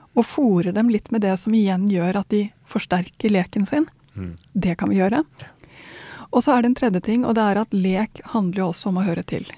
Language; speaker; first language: Norwegian; non-native, fluent; Swedish